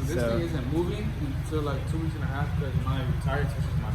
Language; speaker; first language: English; native; English